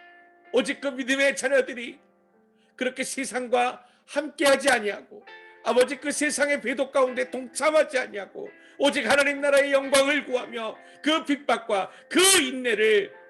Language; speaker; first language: Korean; native; Korean